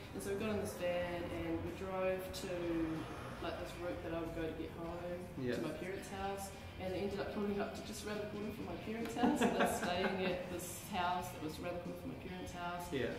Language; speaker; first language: English; native; English